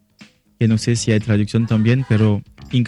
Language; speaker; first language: Spanish; non-native, learner; French